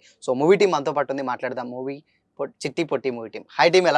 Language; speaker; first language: Telugu; native; Telugu